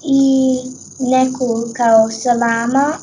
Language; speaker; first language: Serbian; early bilingual, heritage; Serbian